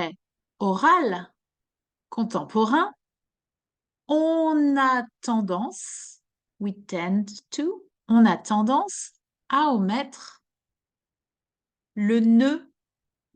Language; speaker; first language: French; native; French